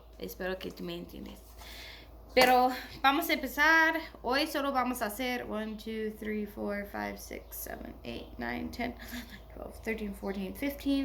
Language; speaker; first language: Spanish; non-native, learner; English